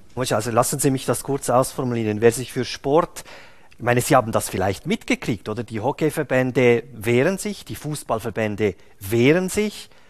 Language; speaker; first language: German; native; German